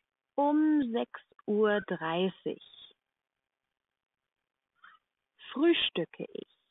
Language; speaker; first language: German; non-native, fluent; English